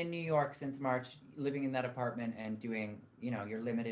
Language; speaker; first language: English; native; English